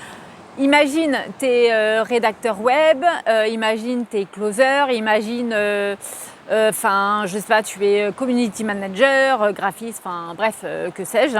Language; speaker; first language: French; native; French